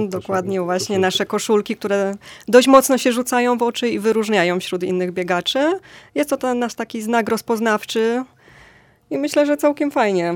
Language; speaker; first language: Polish; native; Polish